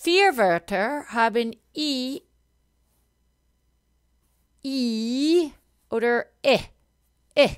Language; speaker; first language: German; non-native, fluent; English